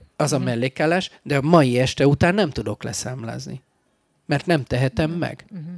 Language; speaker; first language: Hungarian; native; Hungarian